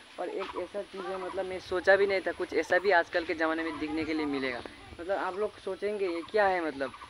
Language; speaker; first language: Hindi; non-native, local second language; Nepali